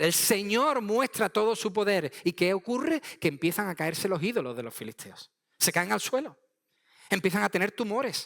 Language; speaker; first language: Spanish; native; Spanish